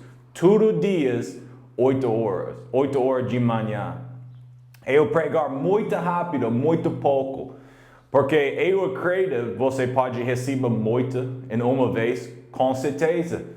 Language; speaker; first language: Portuguese; non-native, learner; English